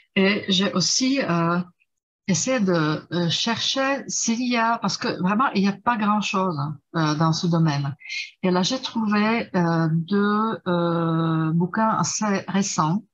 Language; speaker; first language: French; non-native, fluent; Czech